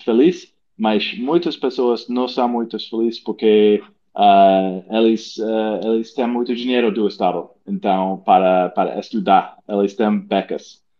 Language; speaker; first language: Portuguese; non-native, learner; English